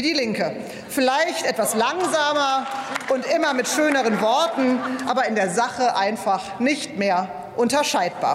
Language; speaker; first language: German; native; German